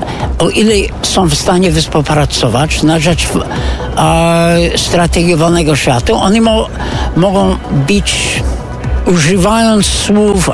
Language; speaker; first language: Polish; non-native, fluent; English